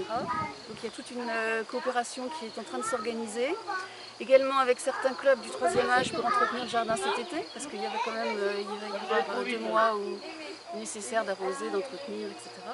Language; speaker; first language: French; native; French